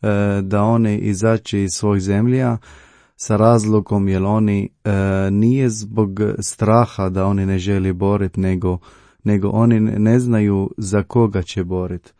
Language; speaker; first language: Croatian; non-native, learner; Arabic